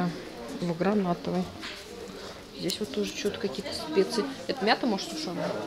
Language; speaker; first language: Russian; native; Russian